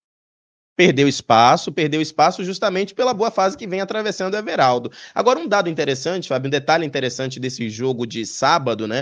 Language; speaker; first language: Portuguese; native; Portuguese